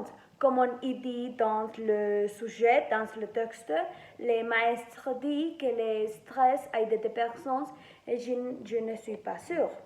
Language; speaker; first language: French; non-native, learner; Spanish